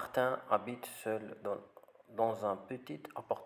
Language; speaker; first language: French; non-native, learner; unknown